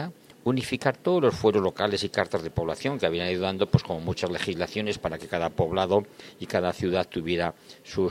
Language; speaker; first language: Spanish; native; Spanish